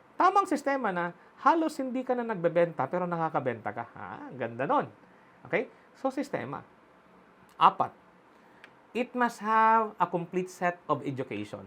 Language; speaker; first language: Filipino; non-native, local second language; Cebuano